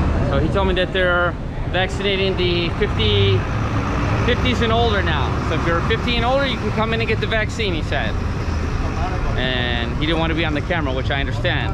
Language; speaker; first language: English; native; English